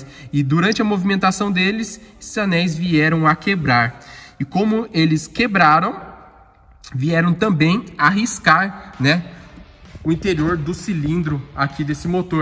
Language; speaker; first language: Portuguese; native; Portuguese